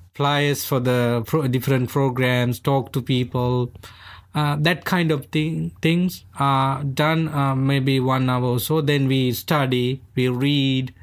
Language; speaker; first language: English; non-native, local second language; Sinhala